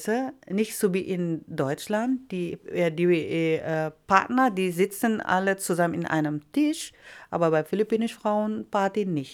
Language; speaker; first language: German; non-native, fluent; Iloko